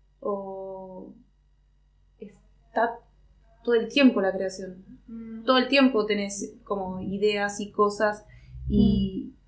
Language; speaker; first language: Spanish; native; Spanish